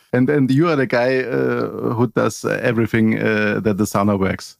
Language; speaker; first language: English; non-native, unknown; German